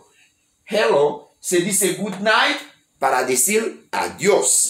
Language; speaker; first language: Spanish; non-native, learner; Haitian Creole